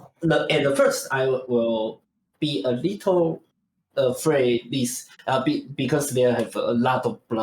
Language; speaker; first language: English; non-native, learner; Chinese